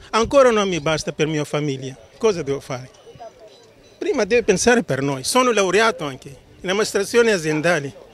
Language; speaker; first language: Italian; non-native, learner; Urdu